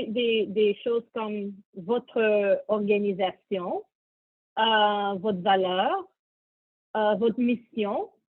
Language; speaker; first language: French; non-native, learner; English